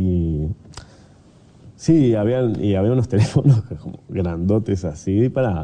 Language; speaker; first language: Spanish; native; Spanish